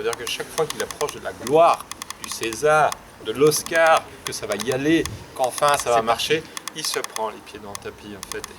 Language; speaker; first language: French; native; French